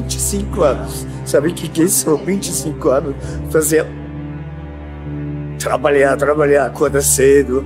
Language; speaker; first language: Portuguese; non-native, fluent; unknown